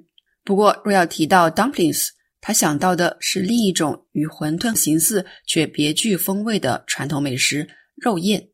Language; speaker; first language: Chinese; native; Chinese